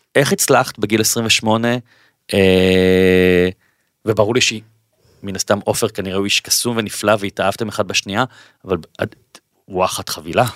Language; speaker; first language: Hebrew; native; Hebrew